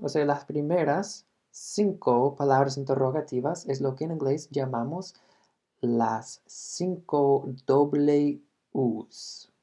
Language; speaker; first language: Spanish; non-native, fluent; English